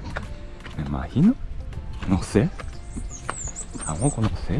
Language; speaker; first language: Spanish; non-native, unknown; Japanese